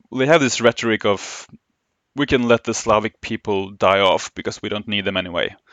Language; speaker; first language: English; non-native, fluent; Norwegian